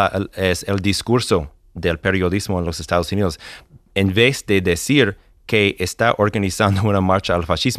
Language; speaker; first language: Spanish; non-native, fluent; English